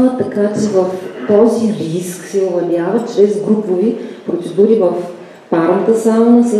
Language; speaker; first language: Bulgarian; native; Bulgarian